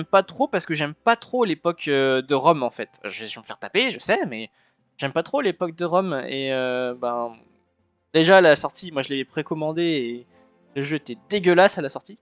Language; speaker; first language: French; native; French